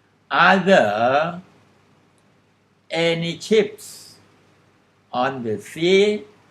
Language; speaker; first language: English; non-native, fluent; Thai